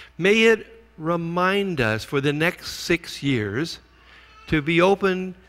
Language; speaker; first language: English; native; English